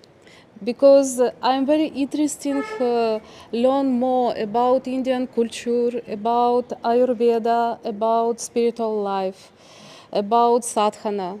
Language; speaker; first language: English; non-native, learner; Ukrainian